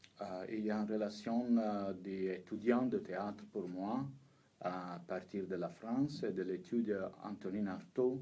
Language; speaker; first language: French; non-native, learner; Italian